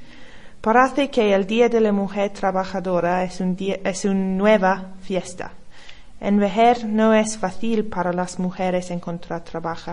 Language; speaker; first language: Spanish; non-native, learner; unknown